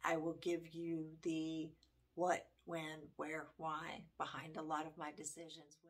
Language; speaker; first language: English; native; English